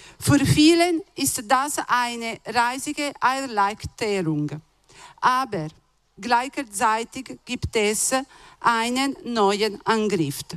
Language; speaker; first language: German; non-native, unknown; Italian